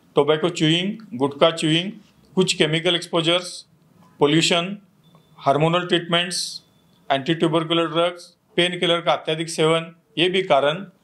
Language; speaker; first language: Hindi; non-native, local second language; Marathi